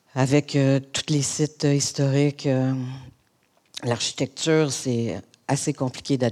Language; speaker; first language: French; native; French